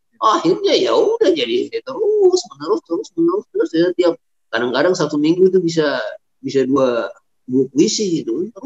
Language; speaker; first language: Indonesian; non-native, local second language; Batak Toba